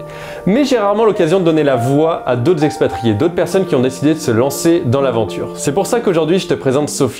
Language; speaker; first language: French; native; French